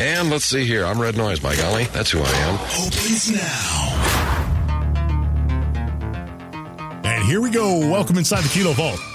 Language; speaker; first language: English; native; English